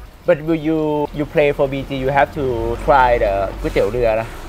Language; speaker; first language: English; non-native, learner; Thai